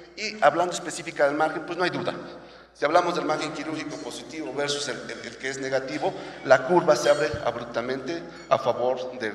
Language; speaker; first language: Spanish; native; Spanish